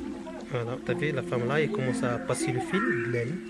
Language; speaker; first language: French; non-native, local second language; Arabic